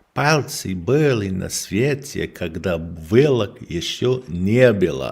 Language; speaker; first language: Russian; non-native, learner; English